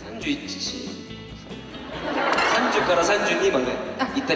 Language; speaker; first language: Japanese; non-native, fluent; Korean